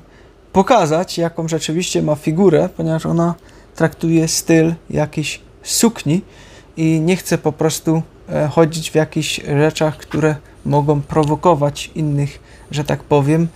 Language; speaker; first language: Polish; native; Polish